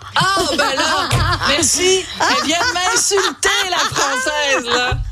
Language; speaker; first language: French; native; French